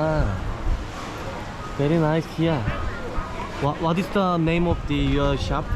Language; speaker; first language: English; non-native, learner; Korean